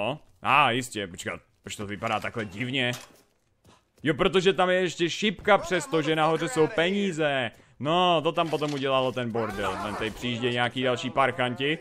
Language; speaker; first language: Czech; native; Czech